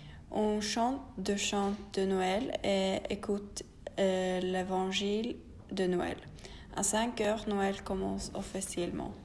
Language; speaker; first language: French; non-native, learner; Norwegian